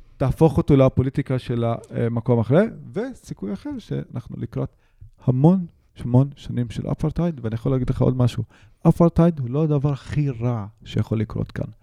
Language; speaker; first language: Hebrew; non-native, local second language; Arabic